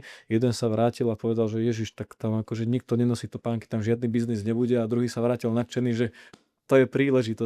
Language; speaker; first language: Slovak; native; Slovak